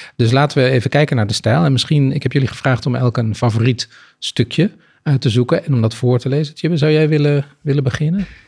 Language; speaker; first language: Dutch; native; Dutch